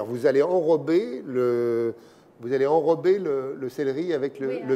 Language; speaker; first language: French; native; French